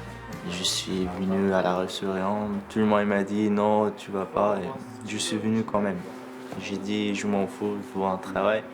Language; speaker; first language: French; non-native, learner; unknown